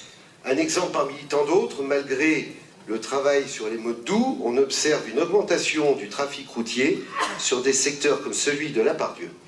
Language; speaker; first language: French; native; French